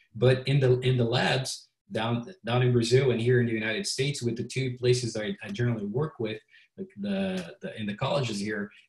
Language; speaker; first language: English; non-native, fluent; Portuguese